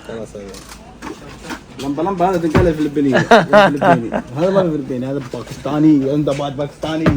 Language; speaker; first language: Arabic; non-native, learner; Urdu